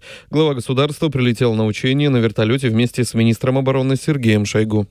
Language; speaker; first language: Russian; native; Russian